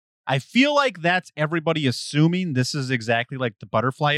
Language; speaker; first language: English; native; English